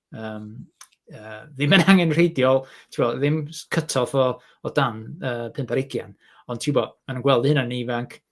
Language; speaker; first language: Welsh; native; Welsh